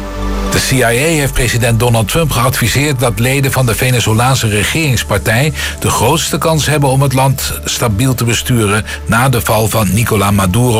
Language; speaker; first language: Dutch; native; Dutch